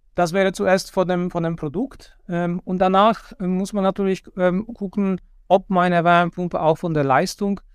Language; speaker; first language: German; non-native, fluent; Polish